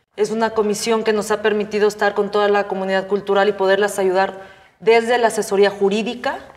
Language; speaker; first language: Spanish; native; Spanish